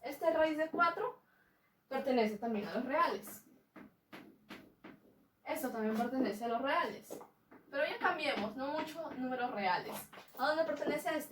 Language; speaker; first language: Spanish; native; Spanish